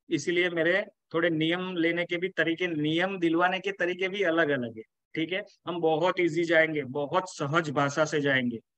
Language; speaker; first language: Hindi; non-native, local second language; Gujarati